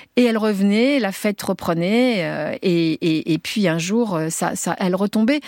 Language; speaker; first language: French; early bilingual, other home language; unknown